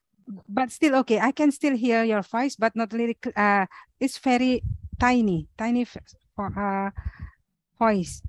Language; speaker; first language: English; non-native, learner; Indonesian